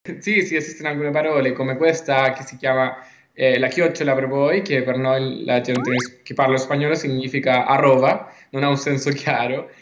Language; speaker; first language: Italian; non-native, learner; Spanish